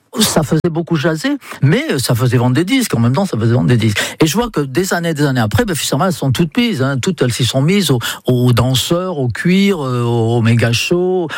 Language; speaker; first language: French; non-native, fluent; English